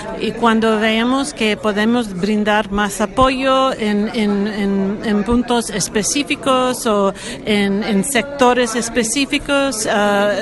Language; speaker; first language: Spanish; non-native, learner; English